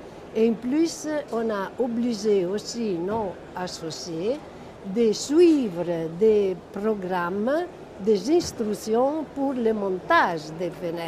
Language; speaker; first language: French; non-native, fluent; Italian